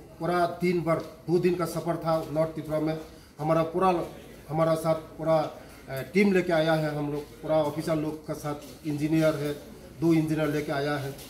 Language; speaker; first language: Hindi; non-native, local second language; Kok Borok